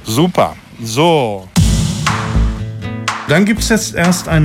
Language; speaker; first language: German; native; German